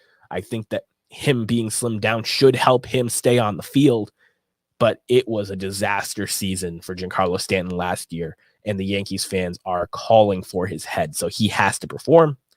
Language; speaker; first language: English; native; English